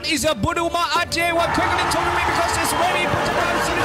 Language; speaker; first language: English; non-native, learner; Chinese